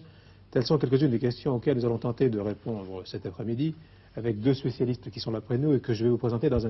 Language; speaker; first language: French; native; French